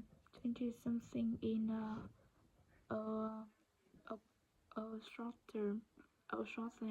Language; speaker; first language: English; non-native, learner; Vietnamese